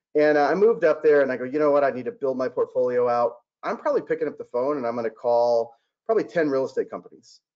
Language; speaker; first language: English; native; English